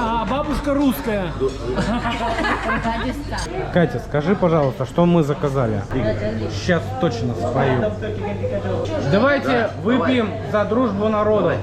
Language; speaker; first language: Russian; native; Russian